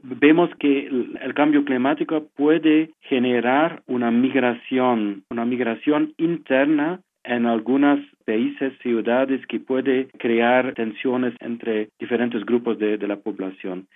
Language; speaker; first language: Spanish; non-native, fluent; French